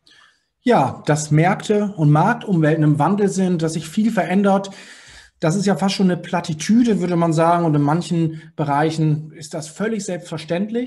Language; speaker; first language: German; native; German